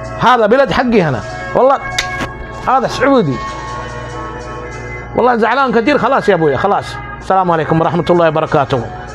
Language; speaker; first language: Arabic; non-native, learner; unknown